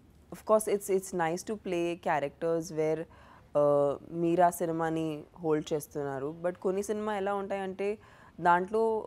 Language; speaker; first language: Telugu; non-native, fluent; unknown